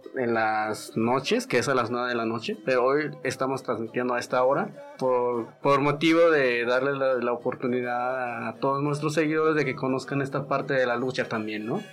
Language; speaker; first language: Spanish; non-native, local second language; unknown